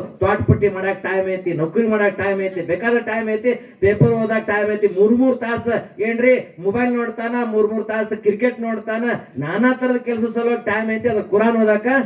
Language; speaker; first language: Kannada; non-native, local second language; Urdu